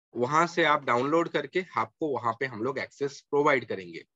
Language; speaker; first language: Hindi; non-native, local second language; Marathi